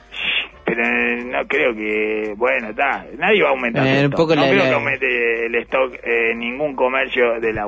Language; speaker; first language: Spanish; native; Spanish